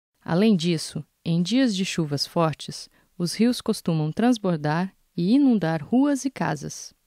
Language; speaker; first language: Portuguese; native; Portuguese